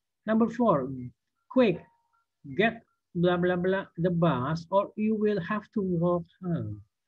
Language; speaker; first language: English; non-native, fluent; Indonesian